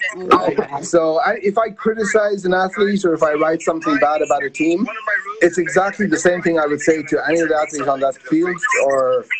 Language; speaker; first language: English; native; English